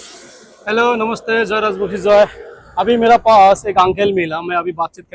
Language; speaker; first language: Hindi; non-native, local second language; Bangla